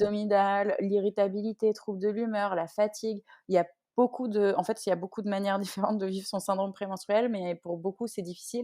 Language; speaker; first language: French; native; French